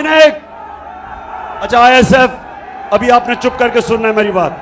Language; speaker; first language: Urdu; native; Urdu